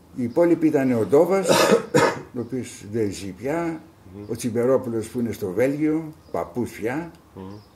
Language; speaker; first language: Greek; native; Greek